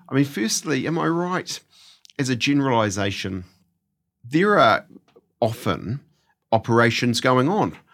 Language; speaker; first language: English; native; English